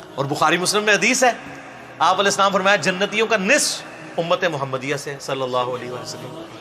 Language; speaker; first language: Urdu; non-native, local second language; Punjabi